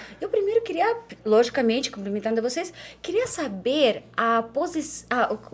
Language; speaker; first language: Portuguese; non-native, fluent; Ukrainian